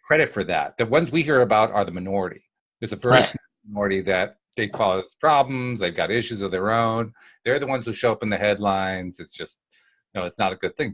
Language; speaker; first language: English; native; English